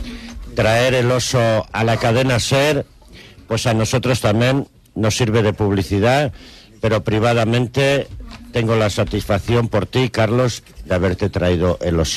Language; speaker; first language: Spanish; native; Spanish